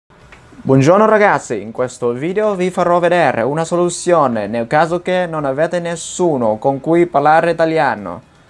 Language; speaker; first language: Italian; non-native, fluent; Vietnamese